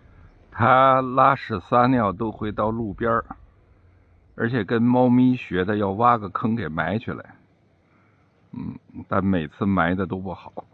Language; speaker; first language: Chinese; native; Chinese